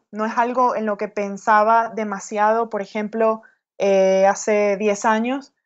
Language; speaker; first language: Spanish; native; Spanish